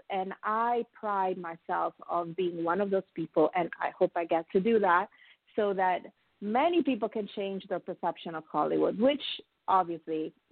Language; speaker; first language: English; non-native, fluent; Italian